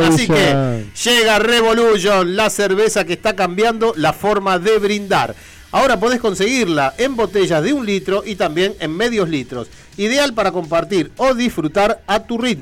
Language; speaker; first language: Spanish; native; Spanish